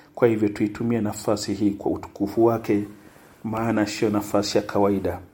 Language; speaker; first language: Swahili; non-native, local second language; Luyia